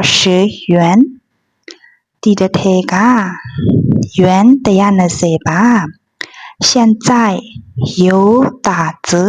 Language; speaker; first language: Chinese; non-native, fluent; Burmese